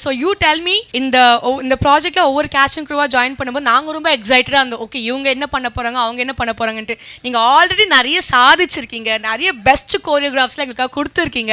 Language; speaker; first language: Tamil; native; Tamil